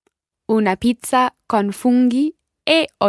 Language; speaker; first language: Italian; non-native, learner; English